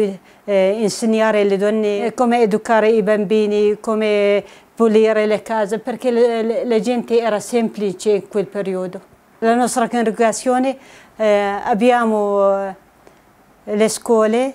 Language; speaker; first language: Italian; non-native, fluent; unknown